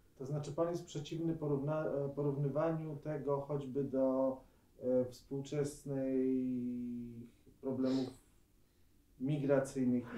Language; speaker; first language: Polish; native; Polish